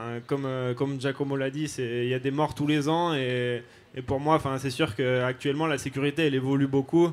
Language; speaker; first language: French; native; French